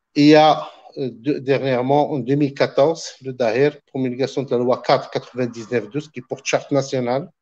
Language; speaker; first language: French; non-native, local second language; Arabic